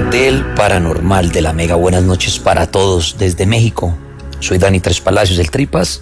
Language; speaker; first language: Spanish; native; Spanish